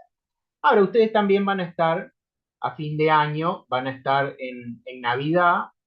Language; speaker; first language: Spanish; native; Spanish